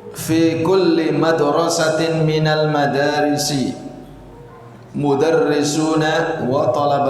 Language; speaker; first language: Arabic; non-native, fluent; Indonesian